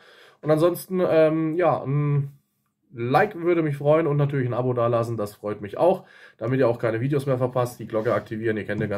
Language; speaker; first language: German; native; German